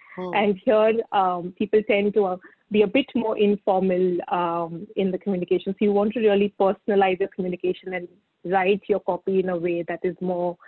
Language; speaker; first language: English; non-native, local second language; Marathi